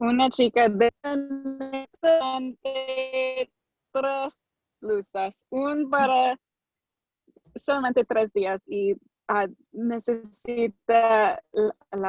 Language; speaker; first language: Spanish; non-native, learner; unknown